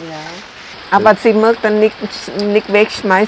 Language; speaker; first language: German; non-native, learner; Thai